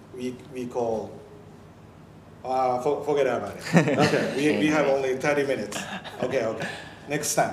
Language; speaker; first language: English; non-native, learner; Japanese